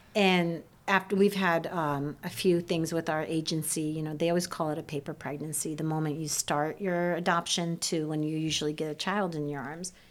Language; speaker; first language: English; early bilingual, other home language; Serbian